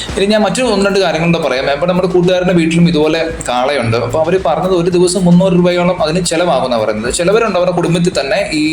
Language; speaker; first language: Malayalam; native; Malayalam